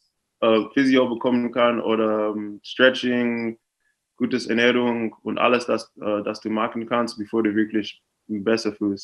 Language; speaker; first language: German; non-native, fluent; English